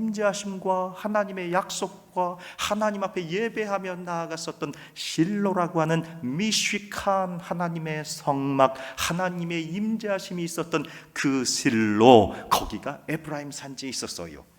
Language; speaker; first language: Korean; native; Korean